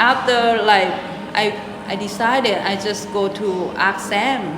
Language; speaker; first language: English; non-native, local second language; Thai